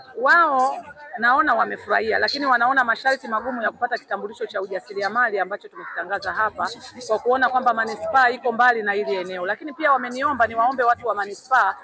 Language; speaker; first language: Swahili; native; Swahili